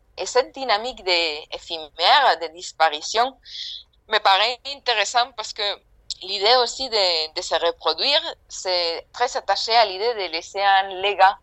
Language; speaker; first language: French; non-native, fluent; Spanish